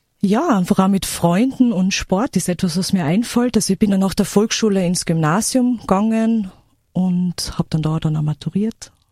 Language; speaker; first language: German; native; German